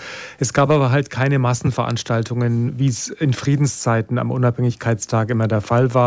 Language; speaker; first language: German; native; German